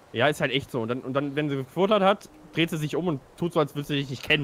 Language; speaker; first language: German; native; German